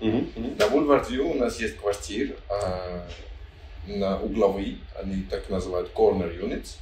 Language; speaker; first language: Russian; non-native, fluent; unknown